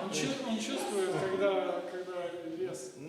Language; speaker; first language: Russian; native; Russian